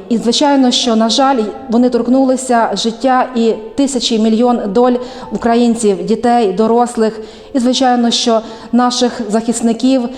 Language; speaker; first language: Ukrainian; native; Ukrainian